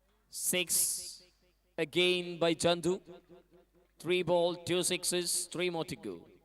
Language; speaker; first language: English; non-native, local second language; Malayalam